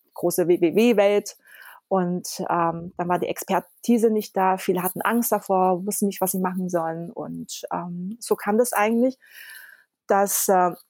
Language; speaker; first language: German; early bilingual, other home language; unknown